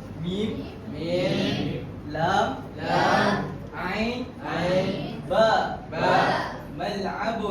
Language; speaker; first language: Arabic; non-native, learner; Malay